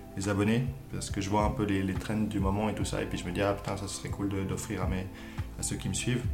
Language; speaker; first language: French; native; French